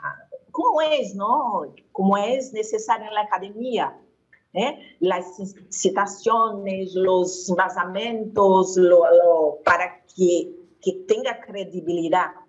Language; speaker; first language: Spanish; non-native, fluent; Portuguese